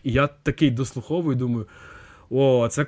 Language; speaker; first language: Ukrainian; native; Ukrainian